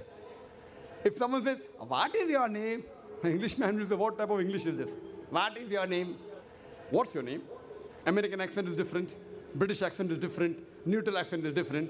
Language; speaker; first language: English; non-native, local second language; Urdu